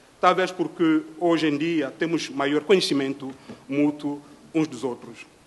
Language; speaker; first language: Portuguese; non-native, fluent; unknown